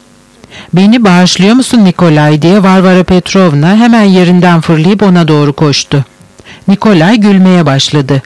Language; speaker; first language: Turkish; native; Turkish